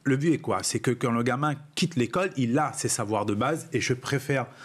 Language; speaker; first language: French; non-native, local second language; Réunion Creole French